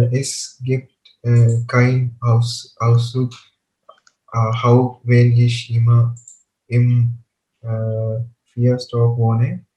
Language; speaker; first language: German; non-native, learner; Malayalam